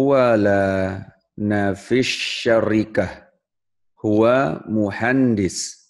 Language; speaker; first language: Arabic; non-native, learner; Indonesian